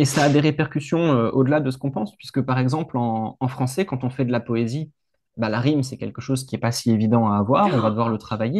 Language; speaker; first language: French; native; French